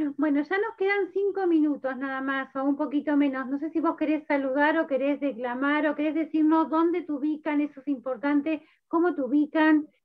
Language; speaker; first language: Spanish; native; Spanish